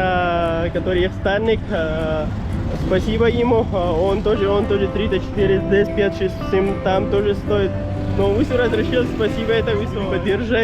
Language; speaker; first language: Russian; non-native, learner; Pashto